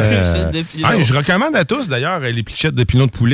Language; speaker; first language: French; native; French